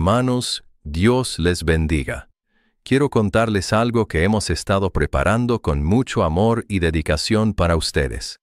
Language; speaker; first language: Spanish; native; Spanish